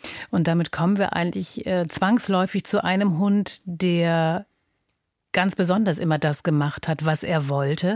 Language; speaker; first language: German; native; German